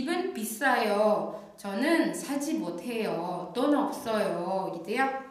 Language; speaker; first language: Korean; non-native, learner; Indonesian